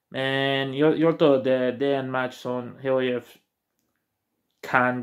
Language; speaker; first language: Swedish; non-native, learner; Portuguese